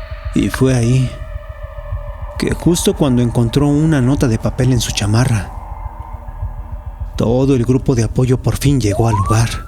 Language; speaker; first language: Spanish; native; Spanish